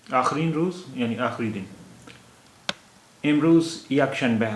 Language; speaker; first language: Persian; non-native, fluent; Urdu